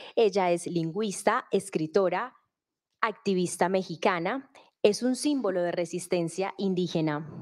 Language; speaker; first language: Spanish; native; Spanish